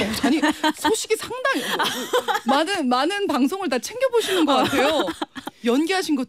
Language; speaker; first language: Korean; native; Korean